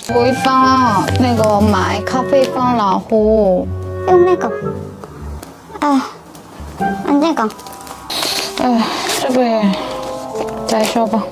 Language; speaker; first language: Chinese; non-native, learner; Korean